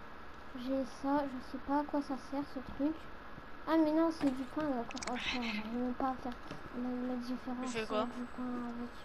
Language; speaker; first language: French; native; French